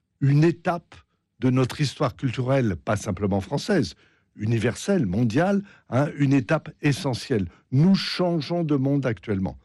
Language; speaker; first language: French; native; French